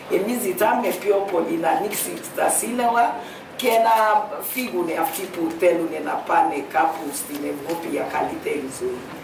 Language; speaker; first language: Greek; non-native, fluent; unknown